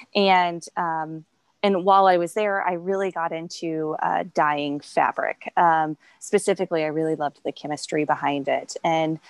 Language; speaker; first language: English; native; English